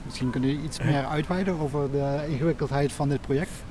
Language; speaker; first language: Dutch; native; Dutch